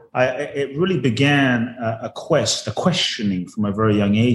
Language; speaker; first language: English; native; English